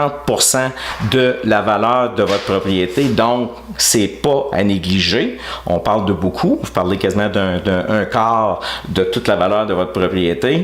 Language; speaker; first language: French; native; French